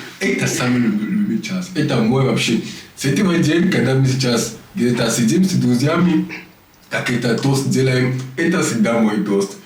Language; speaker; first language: Russian; non-native, learner; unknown